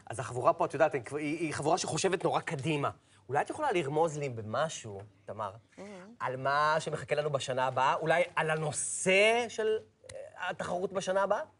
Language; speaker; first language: Hebrew; native; Hebrew